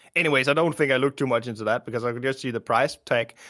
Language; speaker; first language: English; non-native, fluent; Danish